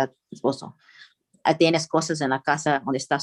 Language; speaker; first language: Spanish; early bilingual, heritage; Spanish